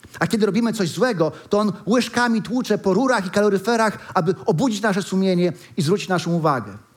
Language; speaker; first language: Polish; native; Polish